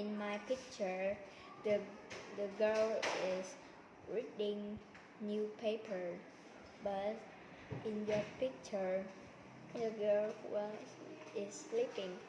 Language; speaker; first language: English; non-native, learner; Vietnamese